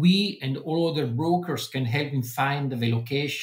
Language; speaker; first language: English; non-native, fluent; Italian